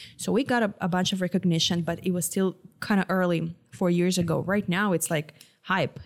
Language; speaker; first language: English; non-native, fluent; Hebrew